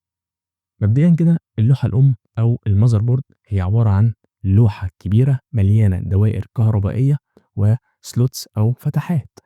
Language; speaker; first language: Arabic; native; Arabic